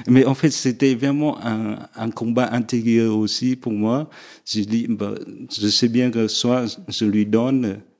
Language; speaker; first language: French; non-native, fluent; Vietnamese